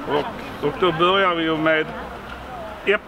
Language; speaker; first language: Swedish; native; Swedish